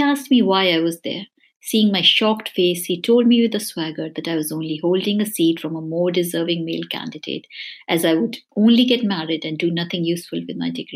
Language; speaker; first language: English; non-native, local second language; Hindi